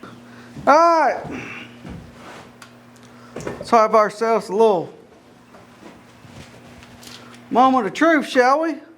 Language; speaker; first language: English; native; English